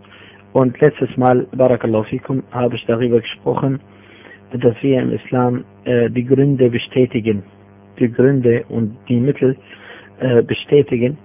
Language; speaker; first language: German; non-native, fluent; Arabic